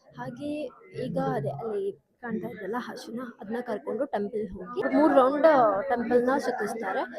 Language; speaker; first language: Kannada; non-native, local second language; Kodava